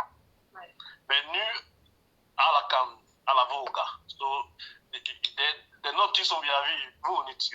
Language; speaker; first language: Swedish; non-native, learner; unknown